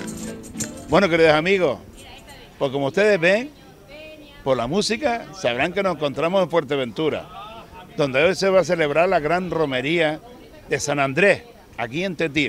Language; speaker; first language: Spanish; native; Spanish